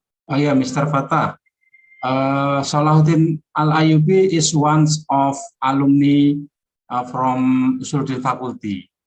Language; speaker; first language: English; non-native, learner; Indonesian